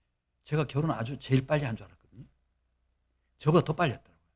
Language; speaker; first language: Korean; native; Korean